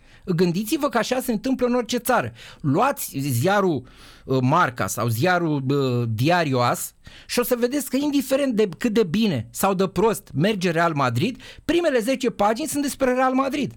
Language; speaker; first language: Romanian; native; Romanian